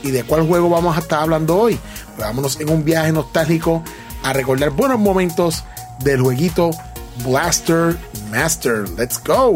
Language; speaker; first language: Spanish; native; Spanish